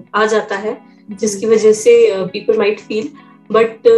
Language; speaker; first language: Hindi; native; Hindi